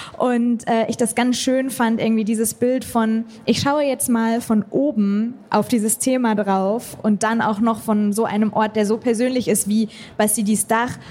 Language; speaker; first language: German; native; German